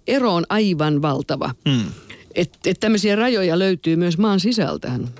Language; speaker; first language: Finnish; native; Finnish